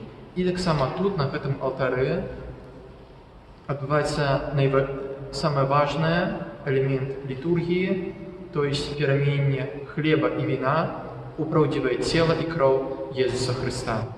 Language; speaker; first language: Belarusian; non-native, local second language; Russian